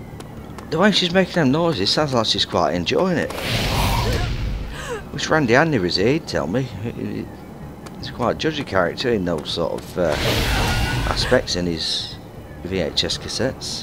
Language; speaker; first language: English; native; English